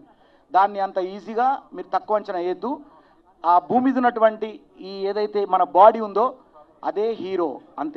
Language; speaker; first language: Telugu; native; Telugu